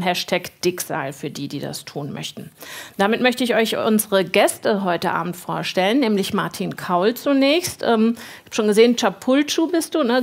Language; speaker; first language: German; native; German